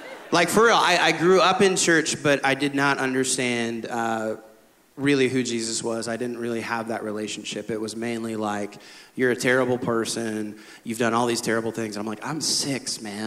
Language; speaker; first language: English; native; English